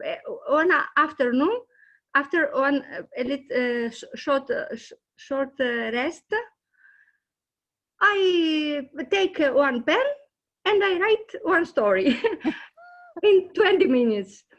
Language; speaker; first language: English; non-native, learner; Greek